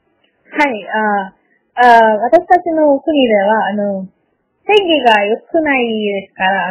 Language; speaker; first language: Japanese; non-native, learner; Malayalam